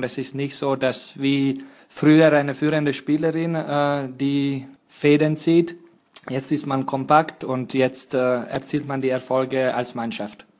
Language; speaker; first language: German; non-native, fluent; Hungarian